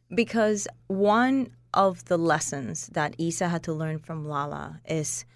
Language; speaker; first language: English; non-native, fluent; Spanish